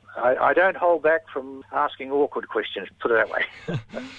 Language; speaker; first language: English; early bilingual, other home language; Estonian